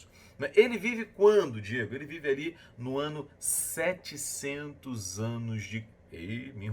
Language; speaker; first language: Portuguese; native; Portuguese